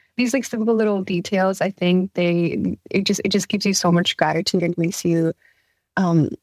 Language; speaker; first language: English; early bilingual, other home language; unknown